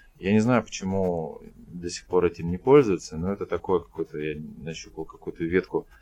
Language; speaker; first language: Russian; native; Russian